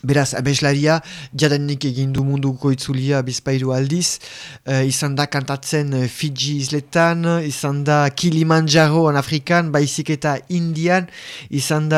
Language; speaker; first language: Basque; native; Basque